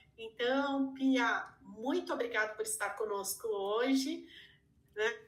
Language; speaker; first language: Portuguese; native; Portuguese